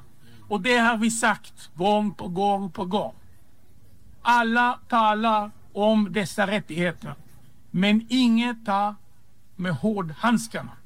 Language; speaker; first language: Swedish; non-native, fluent; Hebrew